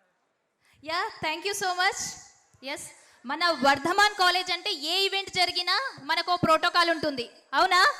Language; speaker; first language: Telugu; native; Telugu